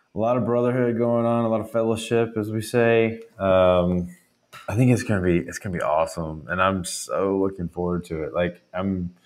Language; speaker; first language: English; native; English